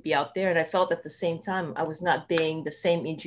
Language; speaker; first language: English; non-native, local second language; Filipino